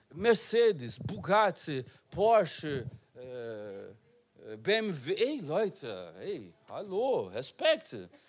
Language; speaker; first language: German; non-native, learner; Portuguese